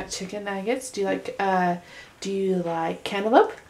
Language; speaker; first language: English; native; English